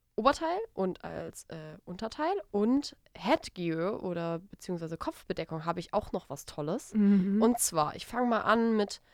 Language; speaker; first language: German; native; German